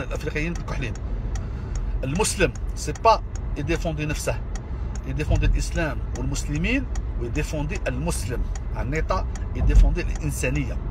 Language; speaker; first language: French; non-native, local second language; Arabic